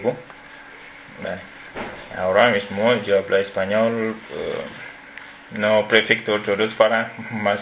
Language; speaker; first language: Spanish; non-native, learner; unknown